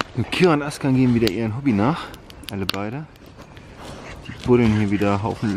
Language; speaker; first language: German; native; German